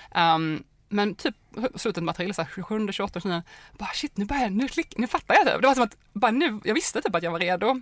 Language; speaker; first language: Swedish; native; Swedish